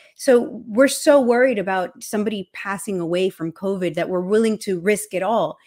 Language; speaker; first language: English; early bilingual, other home language; Spanish